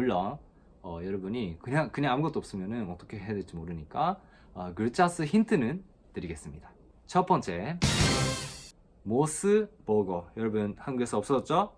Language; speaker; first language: Korean; non-native, fluent; Japanese